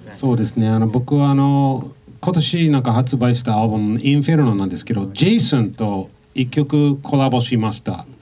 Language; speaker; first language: Japanese; non-native, fluent; English